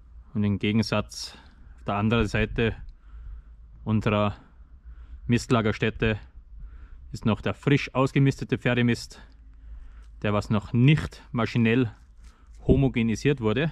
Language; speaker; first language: German; native; German